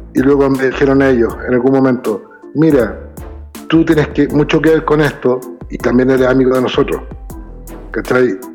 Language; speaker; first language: Spanish; native; Spanish